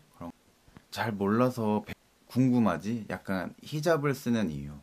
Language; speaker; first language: Korean; native; Korean